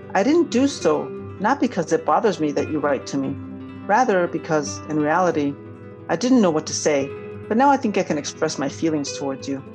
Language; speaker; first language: English; early bilingual, other home language; Spanish